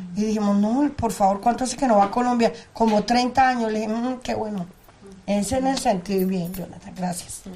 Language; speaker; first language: Spanish; native; Spanish